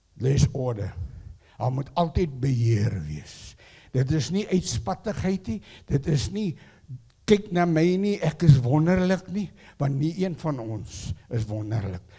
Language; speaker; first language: Afrikaans; non-native, local second language; English